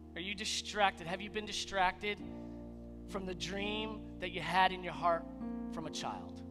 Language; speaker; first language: English; native; English